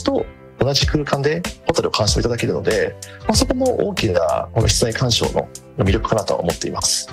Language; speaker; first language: Japanese; native; Japanese